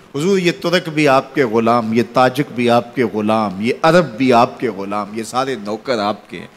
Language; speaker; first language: Urdu; non-native, local second language; Punjabi